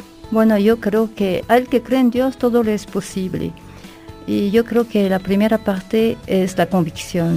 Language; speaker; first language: Spanish; non-native, fluent; French